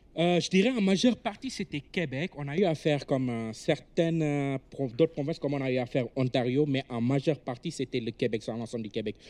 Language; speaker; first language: French; non-native, local second language; Wolof